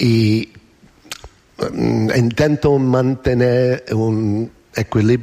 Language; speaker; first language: Spanish; non-native, learner; English